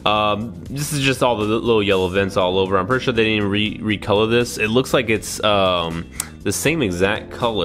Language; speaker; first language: English; native; English